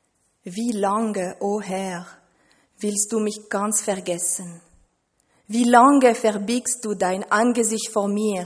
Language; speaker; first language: German; non-native, fluent; French